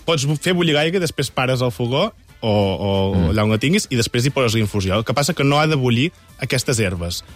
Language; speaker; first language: Catalan; native; Catalan